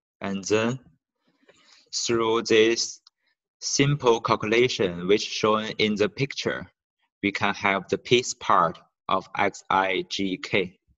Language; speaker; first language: English; non-native, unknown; Chinese